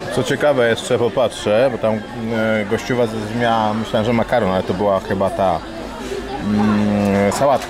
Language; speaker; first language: Polish; native; Polish